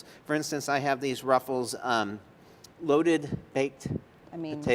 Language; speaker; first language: English; native; English